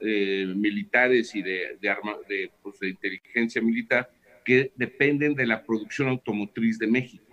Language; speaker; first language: Spanish; native; Spanish